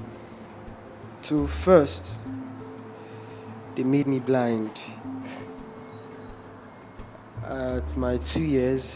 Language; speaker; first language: English; non-native, local second language; Igbo